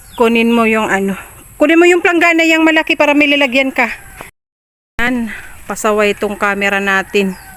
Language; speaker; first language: Filipino; non-native, local second language; Bikol